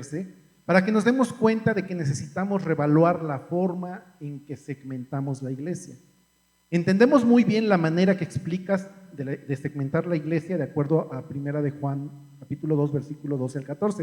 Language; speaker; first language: Spanish; native; Spanish